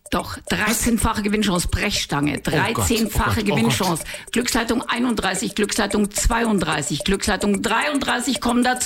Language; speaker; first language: German; native; German